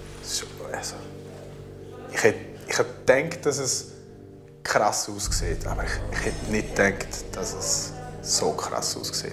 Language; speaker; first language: German; native; German